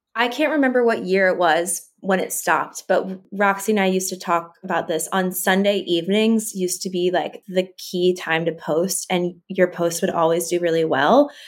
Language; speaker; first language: English; native; English